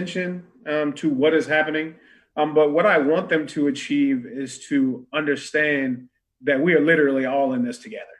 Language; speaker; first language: English; native; English